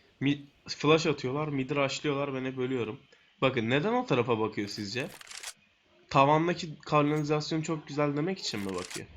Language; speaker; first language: Turkish; native; Turkish